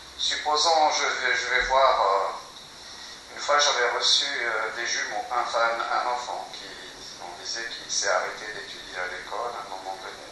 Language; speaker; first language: French; non-native, local second language; Kabyle